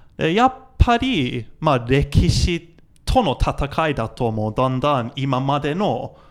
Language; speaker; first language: Japanese; non-native, fluent; English